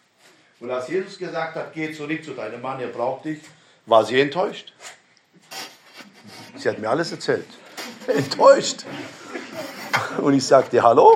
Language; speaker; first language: German; non-native, fluent; Romanian